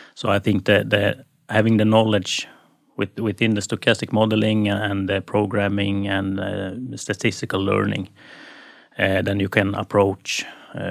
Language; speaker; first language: English; non-native, fluent; Swedish